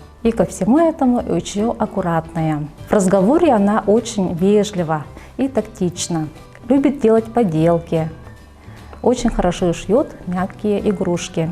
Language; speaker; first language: Russian; native; Russian